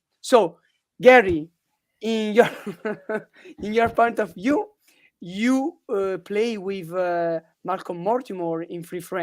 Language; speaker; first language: English; non-native, learner; Italian